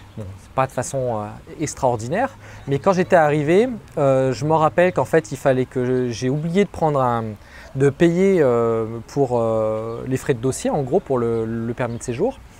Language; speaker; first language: French; native; French